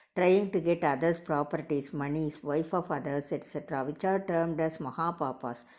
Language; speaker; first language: English; non-native, local second language; Tamil